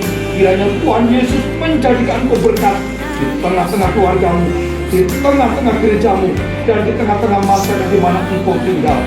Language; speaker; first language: Indonesian; native; Indonesian